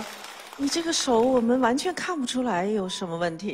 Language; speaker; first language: Chinese; native; Chinese